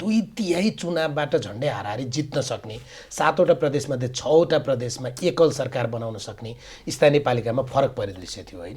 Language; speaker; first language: Nepali; native; Nepali